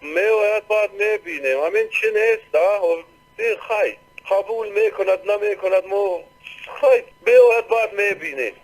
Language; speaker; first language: Tajik; non-native, local second language; Shughni